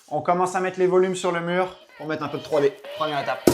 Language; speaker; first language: French; native; French